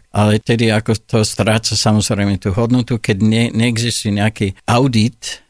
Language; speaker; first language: Slovak; non-native, fluent; English